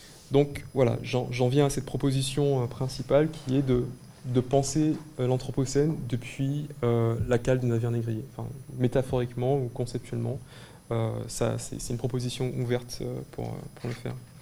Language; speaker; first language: French; native; French